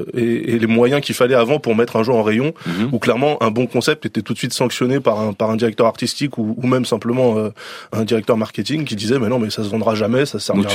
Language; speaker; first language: French; native; French